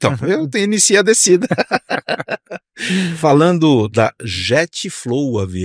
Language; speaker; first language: Portuguese; native; Portuguese